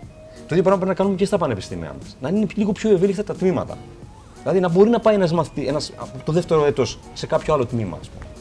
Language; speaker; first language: Greek; native; Greek